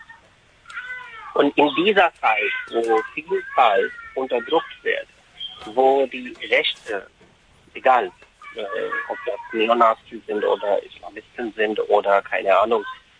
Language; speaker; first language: German; non-native, fluent; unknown